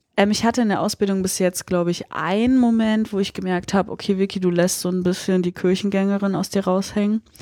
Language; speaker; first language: German; early bilingual, other home language; Polish